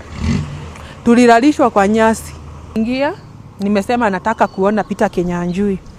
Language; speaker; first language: Swahili; native; Swahili